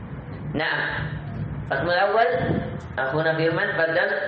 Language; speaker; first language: Arabic; non-native, fluent; Indonesian